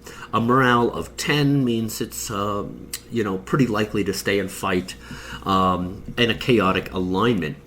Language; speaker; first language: English; native; English